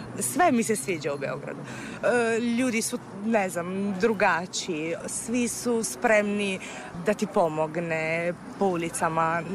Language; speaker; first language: Serbian; non-native, fluent; Italian